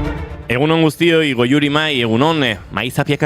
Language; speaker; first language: Basque; native; Basque